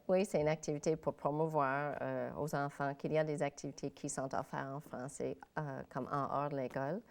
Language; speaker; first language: French; non-native, local second language; English